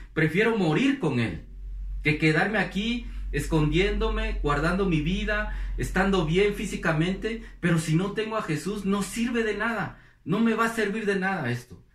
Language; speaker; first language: Spanish; native; Spanish